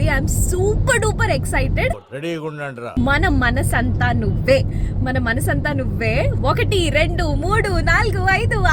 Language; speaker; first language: Telugu; native; Telugu